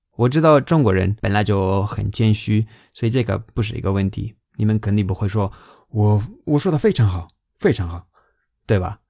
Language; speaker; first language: Chinese; non-native, fluent; Spanish